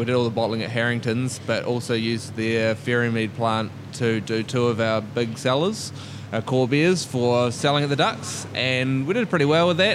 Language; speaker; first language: English; native; English